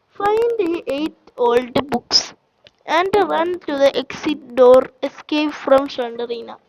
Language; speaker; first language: English; non-native, local second language; Malayalam